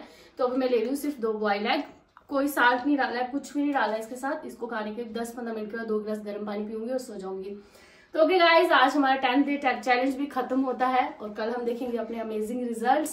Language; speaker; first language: Hindi; native; Hindi